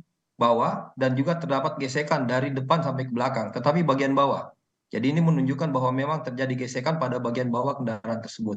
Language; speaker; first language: Indonesian; native; Indonesian